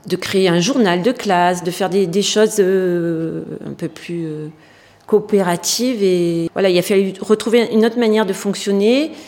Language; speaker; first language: French; native; French